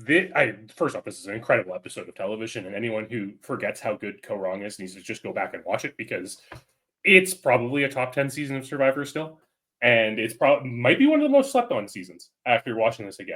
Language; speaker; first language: English; native; English